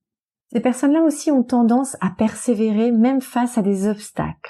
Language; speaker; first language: French; native; French